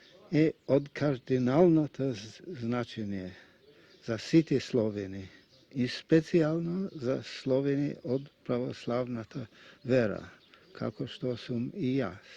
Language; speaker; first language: Macedonian; non-native, fluent; Russian